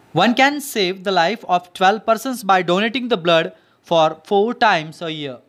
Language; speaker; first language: English; non-native, local second language; Marathi